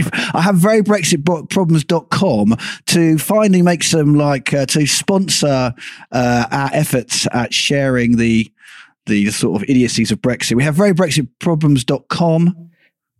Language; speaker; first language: English; native; English